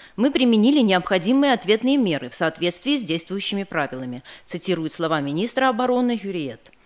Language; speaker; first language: Russian; non-native, local second language; Armenian